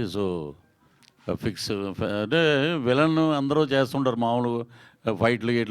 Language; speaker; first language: Telugu; native; Telugu